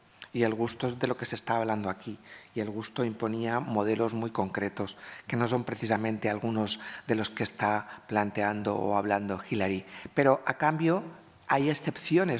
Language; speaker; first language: Spanish; native; Spanish